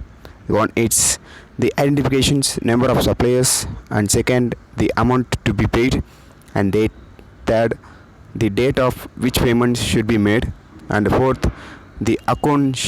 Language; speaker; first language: English; non-native, local second language; Tamil